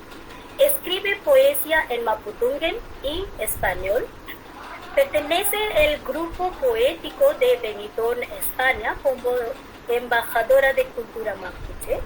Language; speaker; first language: Spanish; non-native, fluent; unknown